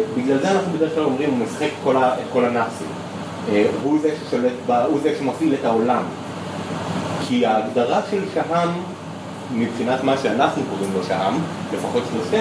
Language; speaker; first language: Hebrew; native; Hebrew